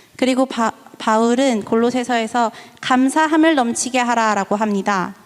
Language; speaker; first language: Korean; native; Korean